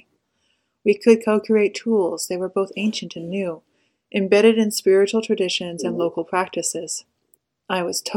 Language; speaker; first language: English; native; English